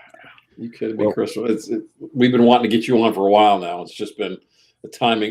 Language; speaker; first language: English; native; English